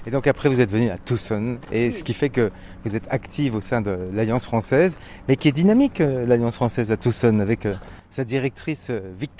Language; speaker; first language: French; native; French